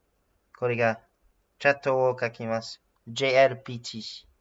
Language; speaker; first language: Japanese; non-native, learner; English